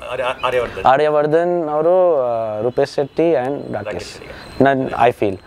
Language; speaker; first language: Kannada; non-native, learner; Nepali